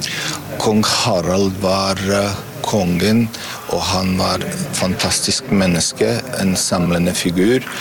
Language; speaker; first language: Norwegian; non-native, fluent; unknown